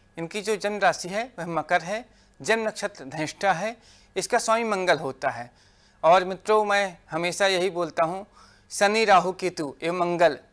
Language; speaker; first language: Hindi; native; Hindi